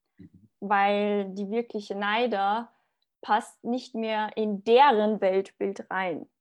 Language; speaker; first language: German; early bilingual, other home language; Bosnian